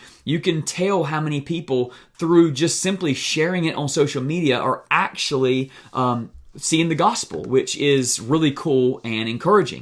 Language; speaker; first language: English; native; English